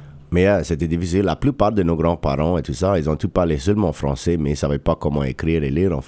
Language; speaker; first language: French; non-native, local second language; English